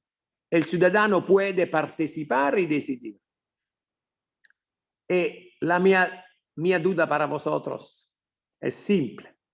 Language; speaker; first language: Spanish; non-native, fluent; Italian